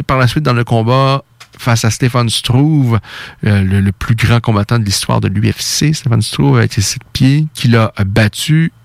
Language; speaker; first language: French; native; French